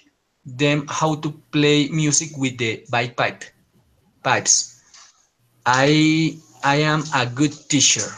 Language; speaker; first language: English; non-native, learner; Spanish